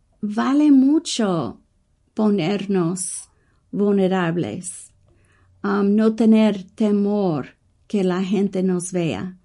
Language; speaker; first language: Spanish; non-native, learner; English